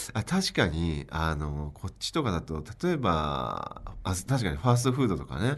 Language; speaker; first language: Japanese; native; Japanese